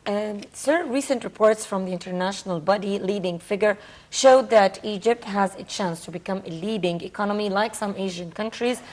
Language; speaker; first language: English; non-native, fluent; Arabic